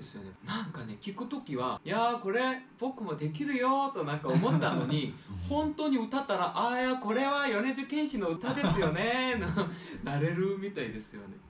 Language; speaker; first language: Japanese; non-native, fluent; Korean